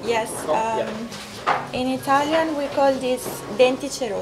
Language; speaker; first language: English; non-native, fluent; Italian